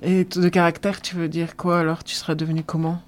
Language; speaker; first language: French; native; French